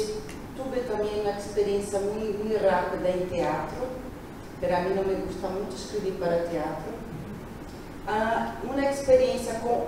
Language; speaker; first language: Spanish; non-native, learner; Portuguese